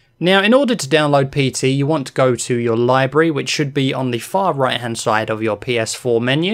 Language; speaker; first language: English; native; English